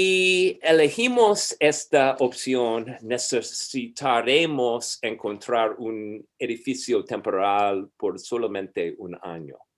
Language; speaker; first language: Spanish; non-native, fluent; English